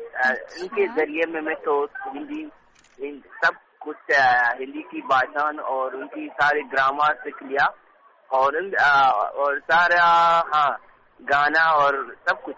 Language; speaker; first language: Hindi; non-native, learner; Hausa